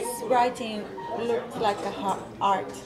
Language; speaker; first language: English; non-native, fluent; Italian